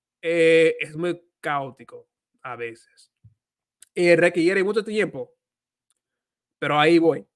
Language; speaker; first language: Spanish; non-native, fluent; English